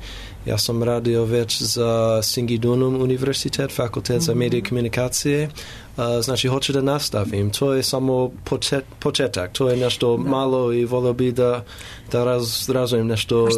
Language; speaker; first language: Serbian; non-native, learner; English